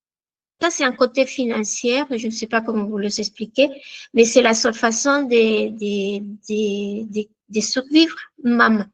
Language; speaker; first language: French; non-native, fluent; Spanish